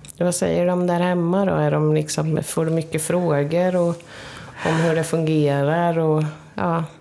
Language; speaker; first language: Swedish; native; Swedish